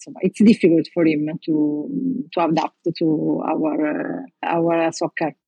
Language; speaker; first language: English; non-native, learner; Italian